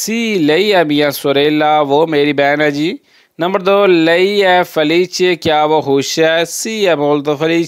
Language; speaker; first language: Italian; non-native, learner; Urdu